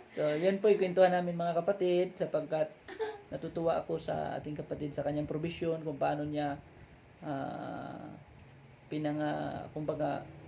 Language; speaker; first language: Filipino; non-native, local second language; Masbatenyo